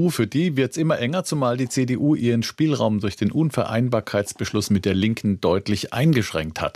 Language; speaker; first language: German; native; German